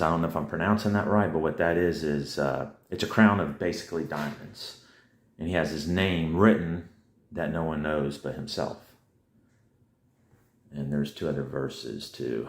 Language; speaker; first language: English; native; English